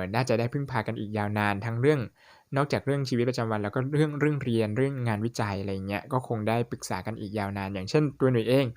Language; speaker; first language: Thai; native; Thai